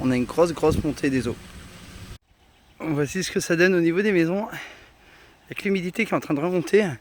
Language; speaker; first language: French; native; French